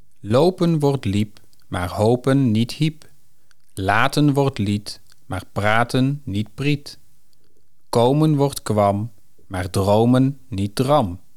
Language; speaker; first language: Dutch; non-native, local second language; Papiamento